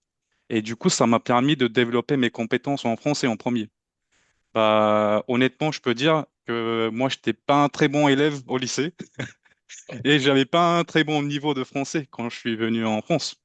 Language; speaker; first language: French; non-native, fluent; Turkish